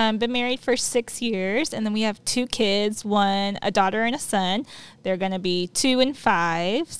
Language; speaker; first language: English; native; English